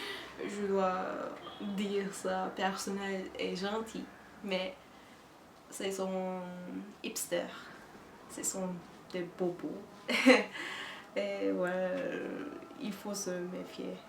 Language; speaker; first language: French; non-native, learner; Turkish